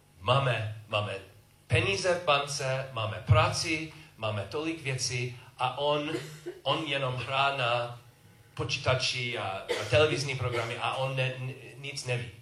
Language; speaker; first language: Czech; non-native, learner; English